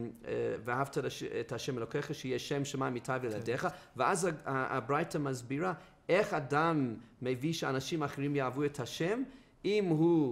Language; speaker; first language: Hebrew; non-native, fluent; English